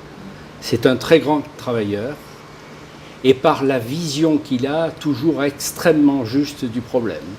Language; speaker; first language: French; native; French